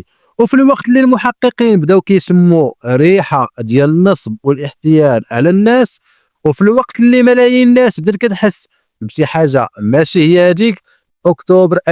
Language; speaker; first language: Arabic; native; Arabic